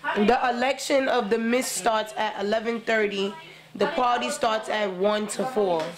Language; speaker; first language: English; native; English